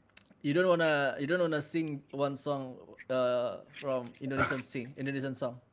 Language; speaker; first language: English; non-native, learner; Indonesian